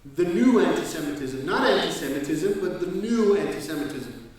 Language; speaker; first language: English; non-native, fluent; Danish